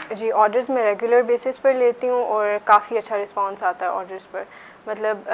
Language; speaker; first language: Urdu; native; Urdu